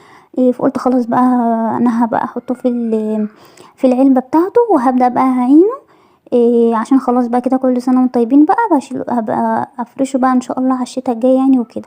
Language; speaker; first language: Arabic; native; Arabic